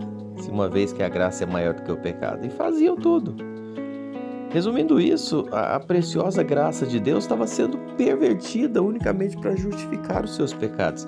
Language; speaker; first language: Portuguese; native; Portuguese